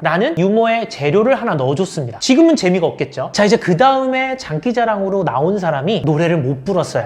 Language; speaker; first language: Korean; native; Korean